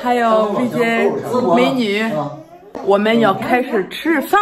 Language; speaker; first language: Chinese; non-native, fluent; French